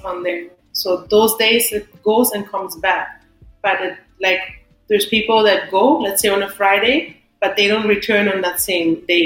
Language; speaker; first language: English; non-native, fluent; German